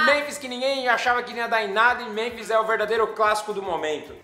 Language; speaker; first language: Portuguese; native; Portuguese